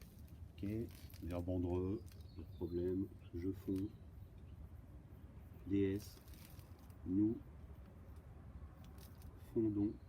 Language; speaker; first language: French; native; French